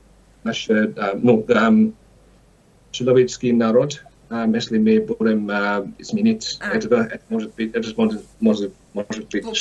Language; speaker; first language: Russian; non-native, learner; English